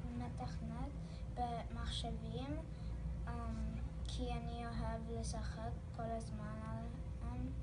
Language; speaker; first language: Hebrew; non-native, learner; English